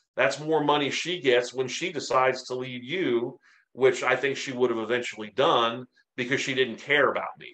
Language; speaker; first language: English; native; English